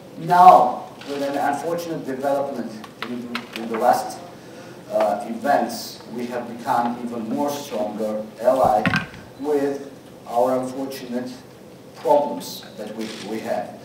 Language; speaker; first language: English; non-native, fluent; Georgian